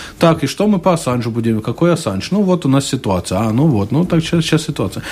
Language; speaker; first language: Russian; non-native, local second language; Latvian